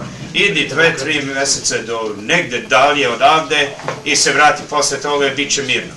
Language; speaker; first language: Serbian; early bilingual, heritage; Serbian